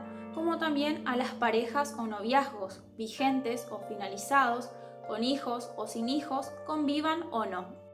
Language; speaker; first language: Spanish; native; Spanish